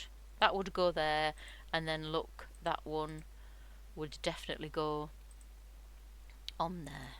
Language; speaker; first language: English; native; English